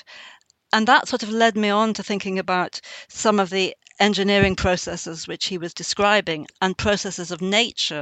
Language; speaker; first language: English; native; English